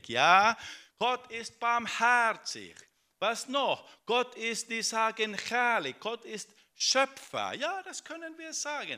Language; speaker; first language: German; non-native, fluent; Finnish